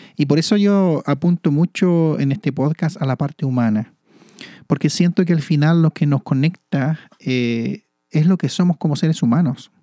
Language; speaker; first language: Spanish; native; Spanish